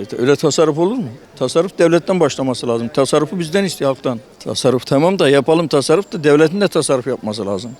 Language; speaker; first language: Turkish; native; Turkish